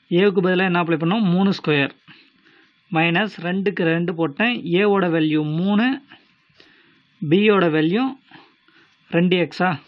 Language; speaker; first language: Tamil; native; Tamil